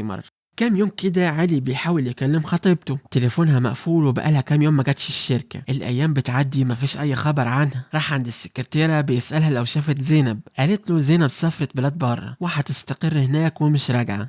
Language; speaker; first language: Arabic; native; Arabic